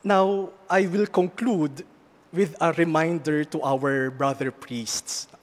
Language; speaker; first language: English; non-native, local second language; Filipino